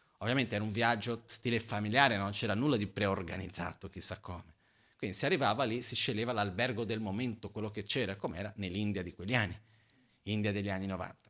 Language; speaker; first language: Italian; non-native, fluent; Portuguese